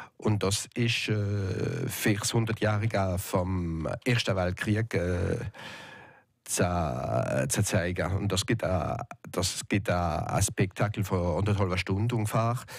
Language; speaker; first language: German; non-native, local second language; French